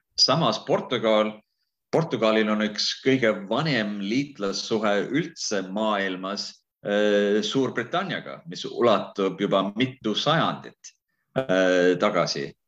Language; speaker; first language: Estonian; early bilingual, heritage; Estonian